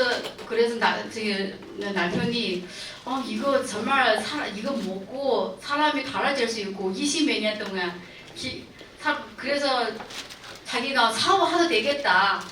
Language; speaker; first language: Korean; non-native, learner; Chinese